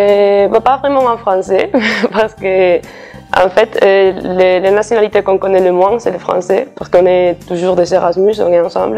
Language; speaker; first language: French; non-native, fluent; Spanish